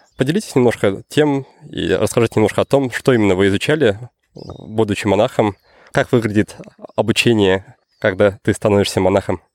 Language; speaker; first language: Russian; native; Russian